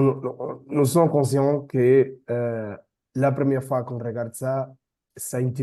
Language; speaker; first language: French; non-native, fluent; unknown